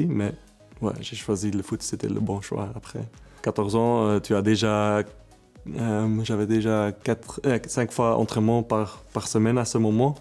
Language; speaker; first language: French; non-native, local second language; Dutch